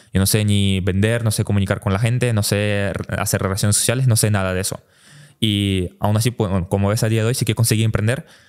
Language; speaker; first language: Spanish; early bilingual, other home language; Russian